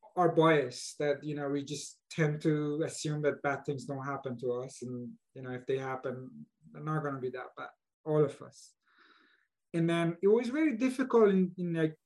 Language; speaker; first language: English; non-native, fluent; Persian